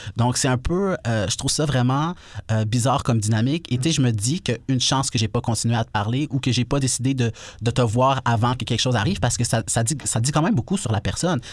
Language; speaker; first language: French; native; French